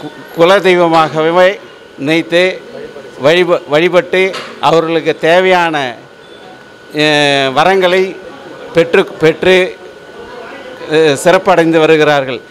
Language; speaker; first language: Tamil; native; Tamil